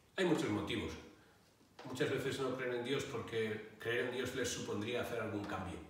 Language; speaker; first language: Spanish; native; Spanish